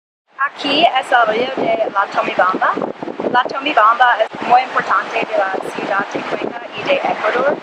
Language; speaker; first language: Spanish; non-native, learner; English